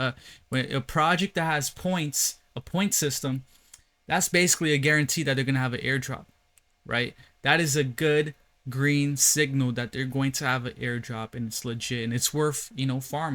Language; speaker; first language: English; native; English